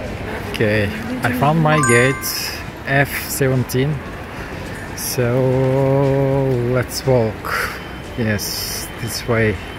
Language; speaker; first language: English; non-native, learner; Turkish